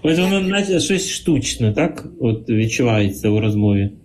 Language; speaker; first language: Ukrainian; non-native, local second language; Russian